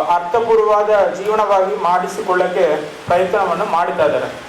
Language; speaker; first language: Kannada; non-native, local second language; Tamil